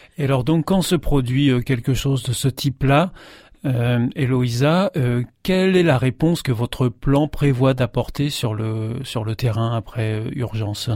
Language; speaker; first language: French; native; French